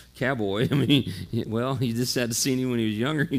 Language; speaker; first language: English; native; English